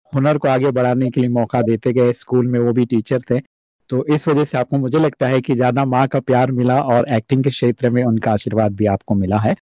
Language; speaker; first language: Hindi; native; Hindi